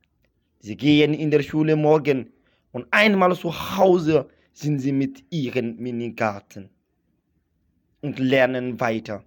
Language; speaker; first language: German; non-native, fluent; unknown